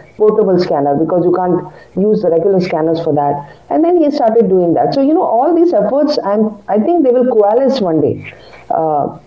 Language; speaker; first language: English; non-native, local second language; Kannada